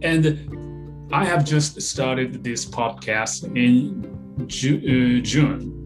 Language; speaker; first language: English; non-native, fluent; Japanese